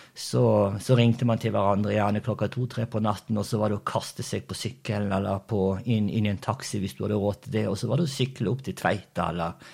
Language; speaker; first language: Norwegian; early bilingual, other home language; Portuguese